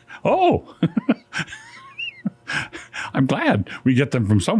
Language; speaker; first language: English; native; English